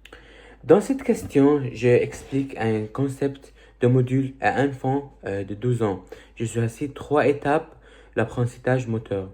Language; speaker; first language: French; early bilingual, other home language; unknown